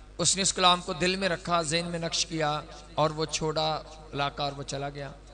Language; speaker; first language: Urdu; non-native, local second language; Punjabi